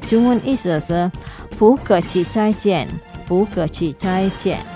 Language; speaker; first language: Chinese; non-native, fluent; Indonesian